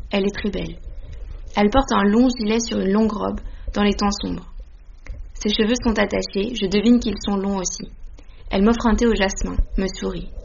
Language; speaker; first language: French; native; French